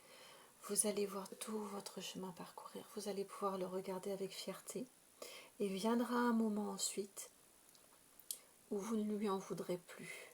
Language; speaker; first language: French; native; French